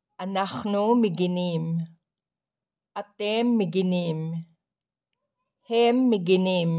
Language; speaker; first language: Hebrew; non-native, learner; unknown